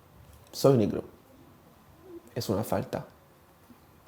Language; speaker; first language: Spanish; non-native, learner; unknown